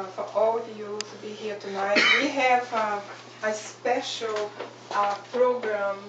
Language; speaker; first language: English; non-native, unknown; Portuguese